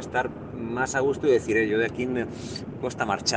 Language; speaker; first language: Spanish; native; Spanish